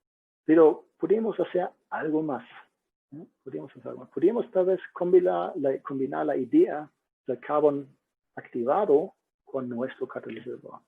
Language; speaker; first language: Spanish; non-native, learner; German